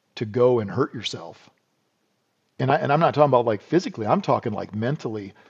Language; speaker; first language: English; native; English